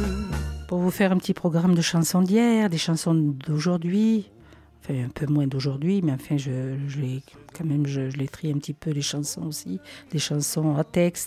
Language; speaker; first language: French; native; French